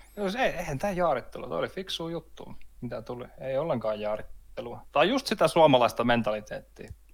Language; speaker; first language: Finnish; native; Finnish